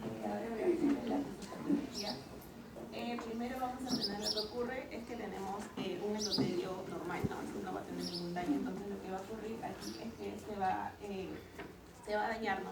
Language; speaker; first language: Spanish; native; Spanish